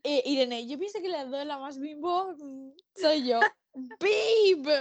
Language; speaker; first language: Spanish; native; Spanish